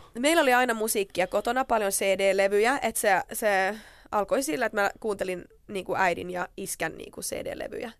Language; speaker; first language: Finnish; non-native, local second language; Swedish